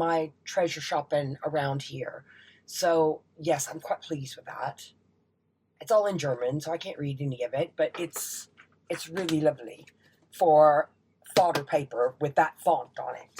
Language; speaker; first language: English; native; English